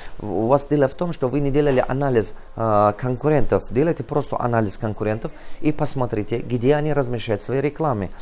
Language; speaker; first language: Russian; non-native, local second language; Tajik